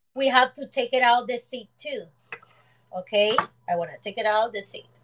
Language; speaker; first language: English; non-native, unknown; Spanish